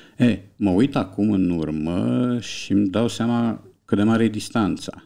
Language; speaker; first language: Romanian; native; Romanian